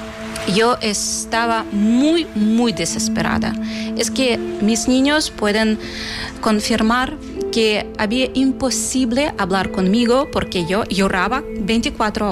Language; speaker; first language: Spanish; non-native, fluent; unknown